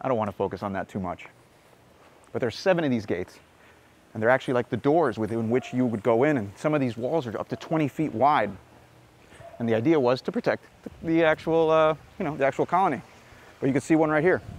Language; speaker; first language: English; early bilingual, other home language; Spanish